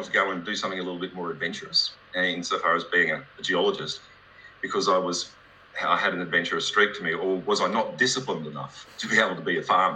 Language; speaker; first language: English; native; English